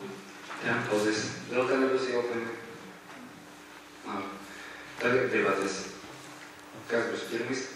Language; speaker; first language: Latvian; non-native, local second language; Russian